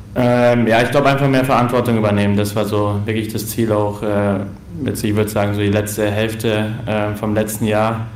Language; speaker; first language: German; native; German